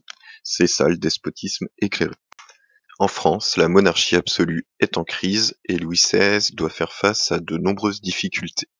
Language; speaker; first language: French; native; French